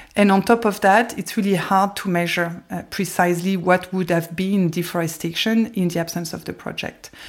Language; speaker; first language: English; non-native, fluent; French